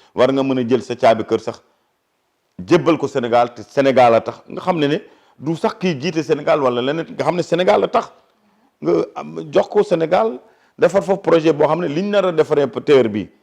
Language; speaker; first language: Wolof; non-native, local second language; Fula